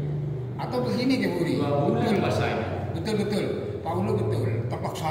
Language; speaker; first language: Indonesian; native; Indonesian